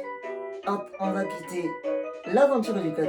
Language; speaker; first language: French; native; French